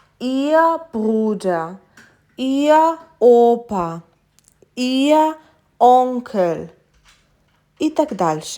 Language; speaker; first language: German; non-native, fluent; Ukrainian